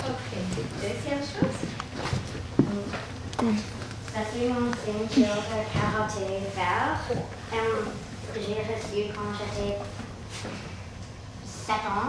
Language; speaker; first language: French; non-native, learner; English